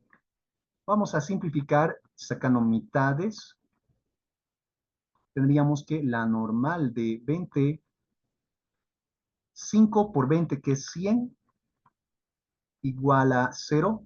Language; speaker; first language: Spanish; native; Spanish